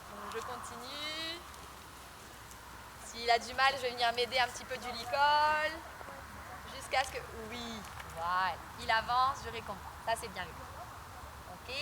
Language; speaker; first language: French; native; French